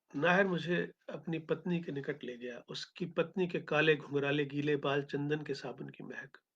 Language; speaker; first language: Hindi; native; Hindi